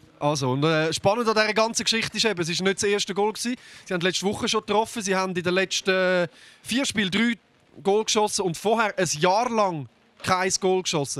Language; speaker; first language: German; native; German